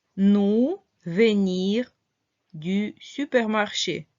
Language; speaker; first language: French; non-native, fluent; Russian